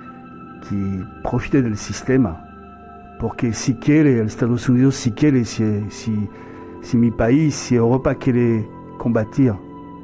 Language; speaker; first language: Spanish; non-native, fluent; French